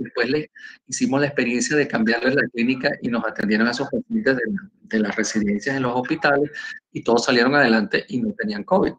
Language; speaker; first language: Spanish; native; Spanish